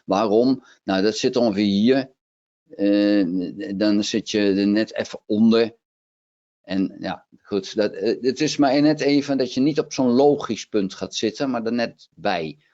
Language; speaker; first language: Dutch; native; Dutch